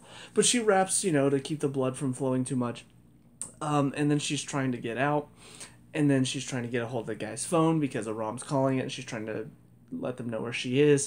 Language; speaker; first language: English; native; English